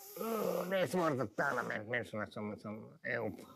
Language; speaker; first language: Swedish; non-native, local second language; Finnish